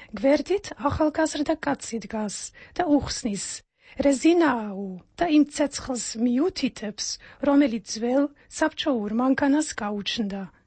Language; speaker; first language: Georgian; non-native, fluent; Dutch